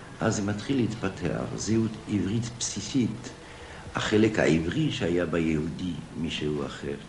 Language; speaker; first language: Hebrew; non-native, fluent; French